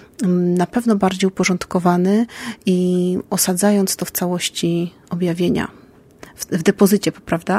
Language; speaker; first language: Polish; native; Polish